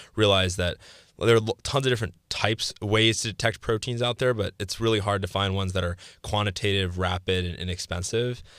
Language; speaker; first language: English; early bilingual, other home language; Greek